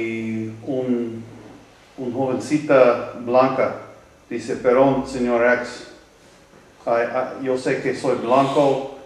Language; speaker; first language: Spanish; non-native, learner; English